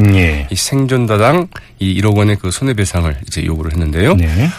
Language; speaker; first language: Korean; native; Korean